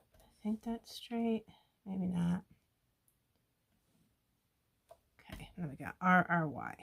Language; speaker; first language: English; native; English